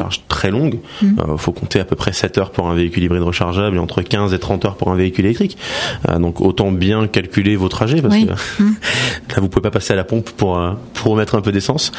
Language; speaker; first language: French; native; French